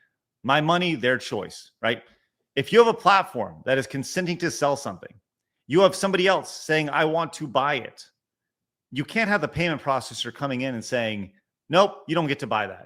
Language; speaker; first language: English; native; English